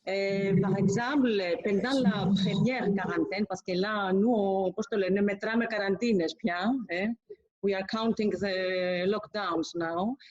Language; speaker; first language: French; non-native, fluent; Greek